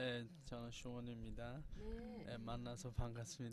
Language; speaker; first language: Korean; non-native, fluent; Bangla